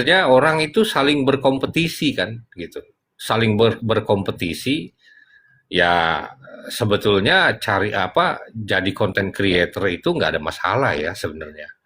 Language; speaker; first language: Indonesian; native; Indonesian